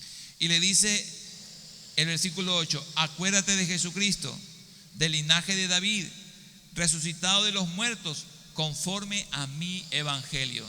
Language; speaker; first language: Spanish; native; Spanish